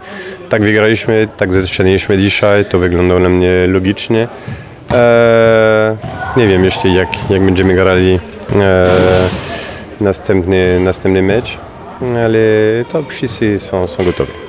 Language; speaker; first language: Polish; non-native, fluent; French